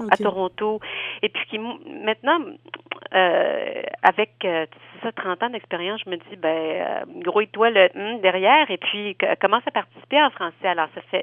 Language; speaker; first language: French; native; French